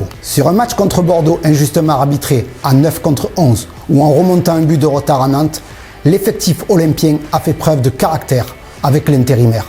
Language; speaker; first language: French; native; French